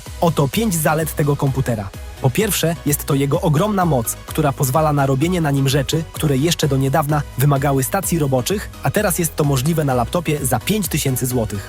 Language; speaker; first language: Polish; native; Polish